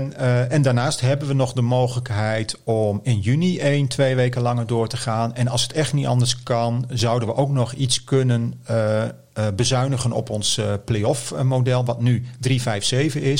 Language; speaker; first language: Dutch; native; Dutch